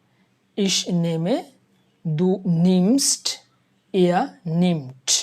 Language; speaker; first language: German; non-native, fluent; Bangla